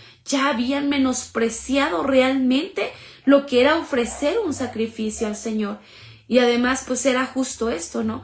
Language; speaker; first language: Spanish; native; Spanish